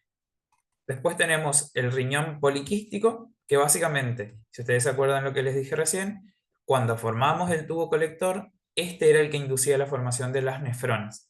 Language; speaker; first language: Spanish; native; Spanish